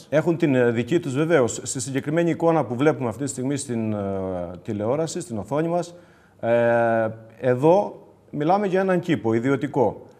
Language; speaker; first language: Greek; native; Greek